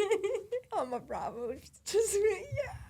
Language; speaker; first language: English; native; English